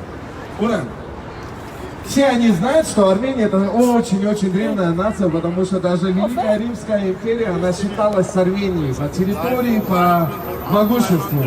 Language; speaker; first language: Russian; non-native, local second language; Armenian